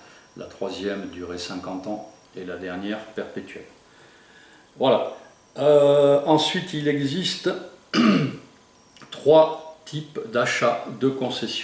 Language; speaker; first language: French; native; French